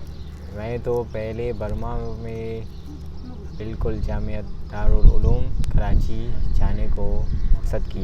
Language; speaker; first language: Hindi; non-native, learner; Burmese